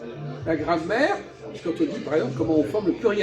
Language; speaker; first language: French; native; French